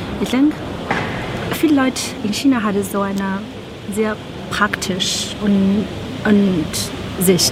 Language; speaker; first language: German; non-native, learner; Chinese